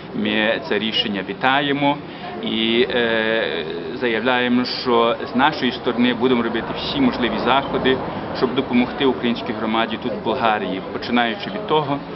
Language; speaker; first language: Ukrainian; early bilingual, heritage; Ukrainian